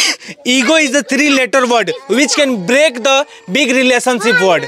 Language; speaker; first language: Hindi; native; Hindi